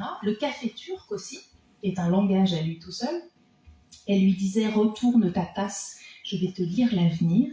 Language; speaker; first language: French; native; French